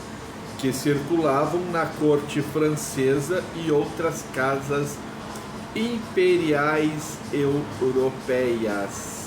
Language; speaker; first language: Portuguese; native; Portuguese